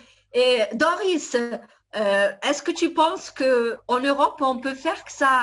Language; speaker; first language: French; non-native, fluent; Italian